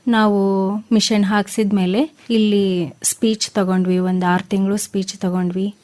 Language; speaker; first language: Kannada; native; Kannada